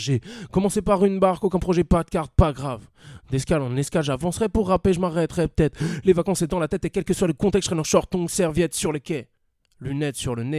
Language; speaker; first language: French; native; French